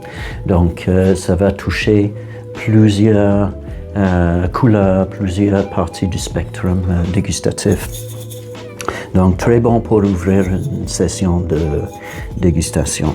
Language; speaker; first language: French; non-native, fluent; English